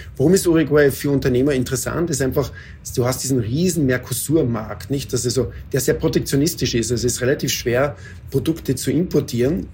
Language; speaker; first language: German; native; German